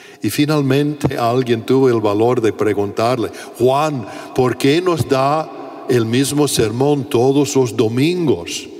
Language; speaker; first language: Spanish; non-native, fluent; English